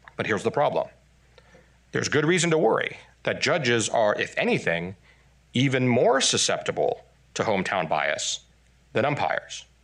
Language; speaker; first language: English; non-native, fluent; Chinese